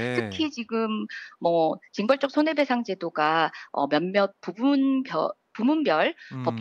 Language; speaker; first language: Korean; native; Korean